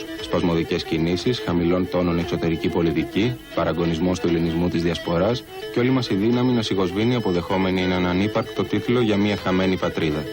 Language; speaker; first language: Greek; native; Greek